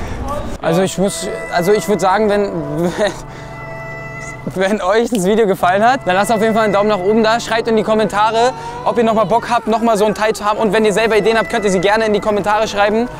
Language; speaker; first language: German; native; German